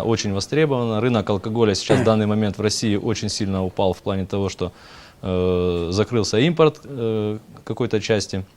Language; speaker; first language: Russian; native; Russian